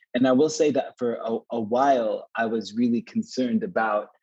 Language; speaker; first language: English; native; English